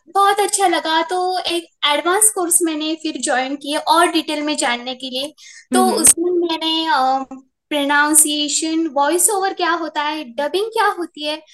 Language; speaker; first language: Hindi; non-native, local second language; Marathi